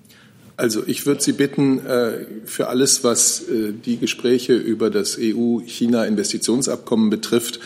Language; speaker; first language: German; native; German